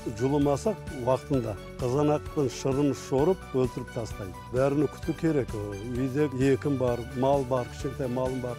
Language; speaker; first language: Kazakh; non-native, local second language; Kurdish